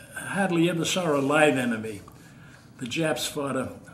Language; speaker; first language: English; native; English